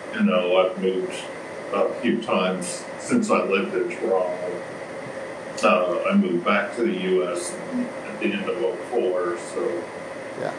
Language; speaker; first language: English; native; English